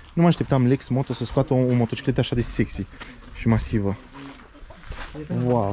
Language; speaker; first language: Romanian; native; Romanian